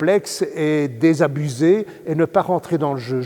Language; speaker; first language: French; native; French